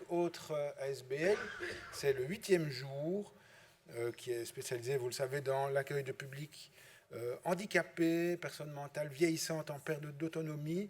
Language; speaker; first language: French; native; French